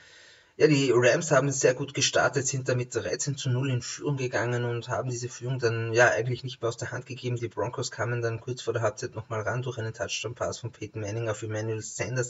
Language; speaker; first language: German; native; German